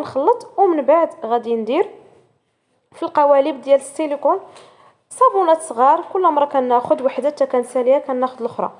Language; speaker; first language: Arabic; native; Arabic